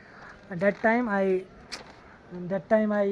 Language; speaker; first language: English; non-native, learner; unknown